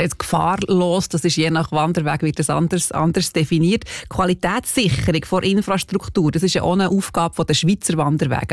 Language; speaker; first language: German; native; German